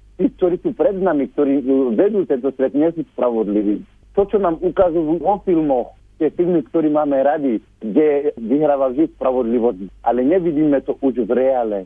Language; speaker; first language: Slovak; non-native, fluent; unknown